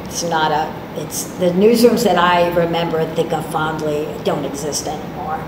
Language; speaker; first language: English; native; English